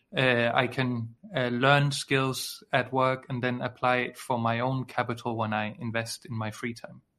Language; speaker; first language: English; non-native, fluent; Danish